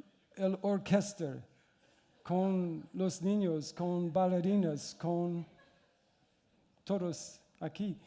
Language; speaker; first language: Spanish; non-native, learner; English